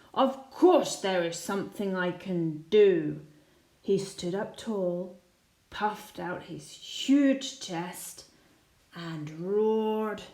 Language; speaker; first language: English; non-native, fluent; Spanish